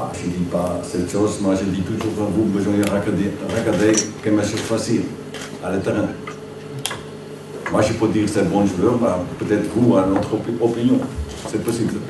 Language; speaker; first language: French; non-native, learner; Dutch